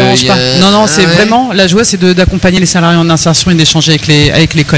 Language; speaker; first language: French; native; French